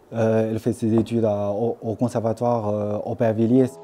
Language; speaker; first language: French; non-native, fluent; Chinese